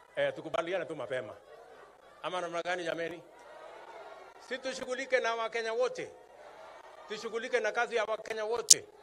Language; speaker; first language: Swahili; non-native, local second language; Kalenjin